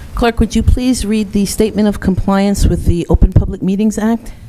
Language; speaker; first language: English; native; English